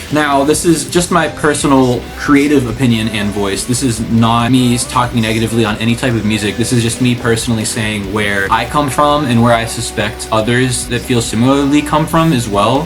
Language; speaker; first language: English; native; English